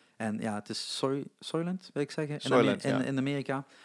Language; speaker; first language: Dutch; native; Dutch